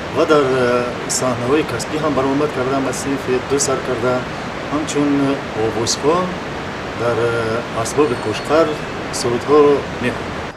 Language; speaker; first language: Tajik; non-native, local second language; Shughni